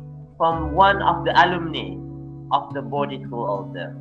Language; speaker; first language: English; non-native, fluent; Indonesian